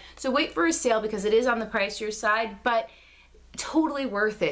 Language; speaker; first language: English; native; English